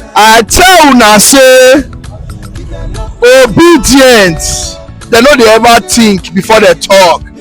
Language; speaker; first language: Nigerian Pidgin; native; Nigerian Pidgin